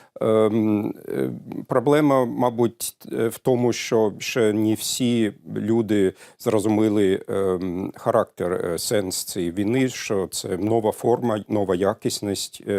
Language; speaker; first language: Ukrainian; non-native, fluent; German